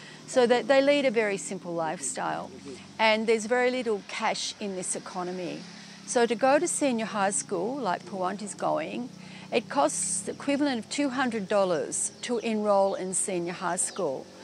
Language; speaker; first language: English; native; English